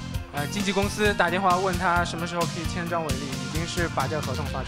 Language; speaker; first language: Chinese; native; Chinese